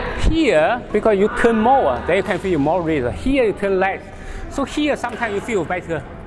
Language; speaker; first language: English; non-native, learner; Chinese